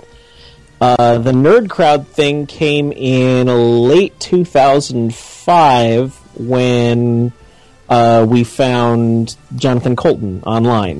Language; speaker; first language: English; native; English